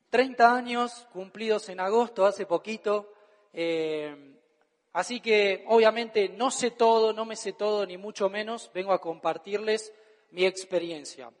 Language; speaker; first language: Spanish; native; Spanish